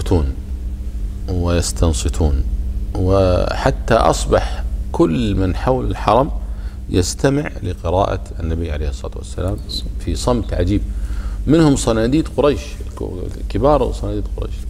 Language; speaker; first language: Arabic; native; Arabic